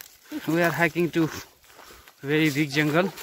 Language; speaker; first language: English; non-native, learner; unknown